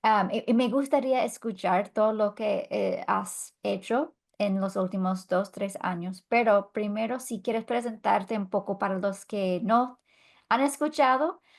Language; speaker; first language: Spanish; non-native, fluent; English